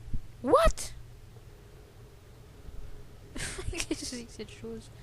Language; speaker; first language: French; native; French